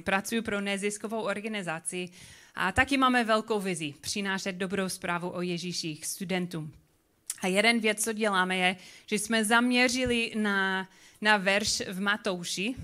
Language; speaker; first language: Czech; non-native, learner; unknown